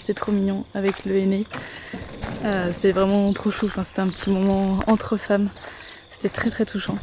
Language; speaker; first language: French; native; French